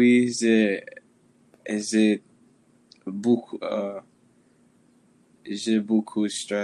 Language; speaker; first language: French; non-native, learner; English